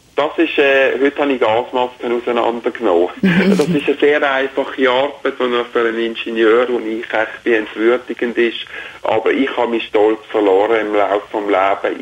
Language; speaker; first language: German; native; German